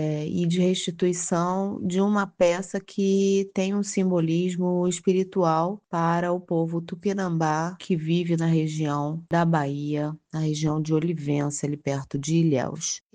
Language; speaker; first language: Portuguese; native; Portuguese